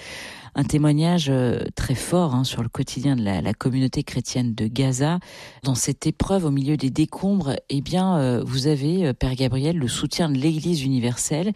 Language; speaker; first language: French; native; French